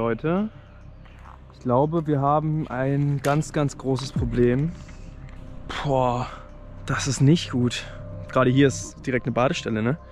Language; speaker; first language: German; native; German